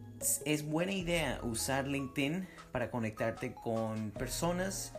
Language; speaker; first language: Spanish; early bilingual, heritage; Spanish